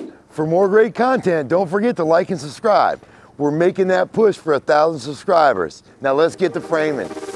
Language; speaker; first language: English; native; English